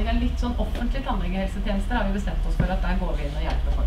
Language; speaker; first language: Norwegian; native; Norwegian